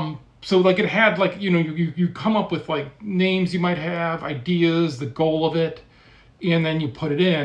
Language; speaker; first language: English; native; English